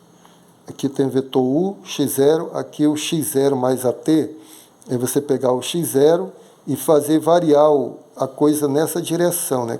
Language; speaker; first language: Portuguese; native; Portuguese